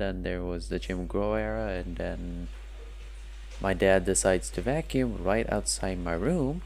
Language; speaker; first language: English; non-native, fluent; Norwegian